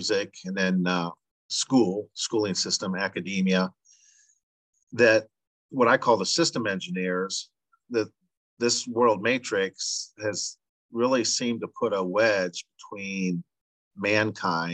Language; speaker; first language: English; native; English